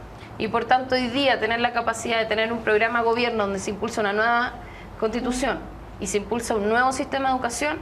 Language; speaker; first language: Spanish; native; Spanish